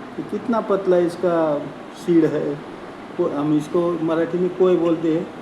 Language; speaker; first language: Hindi; non-native, local second language; Marathi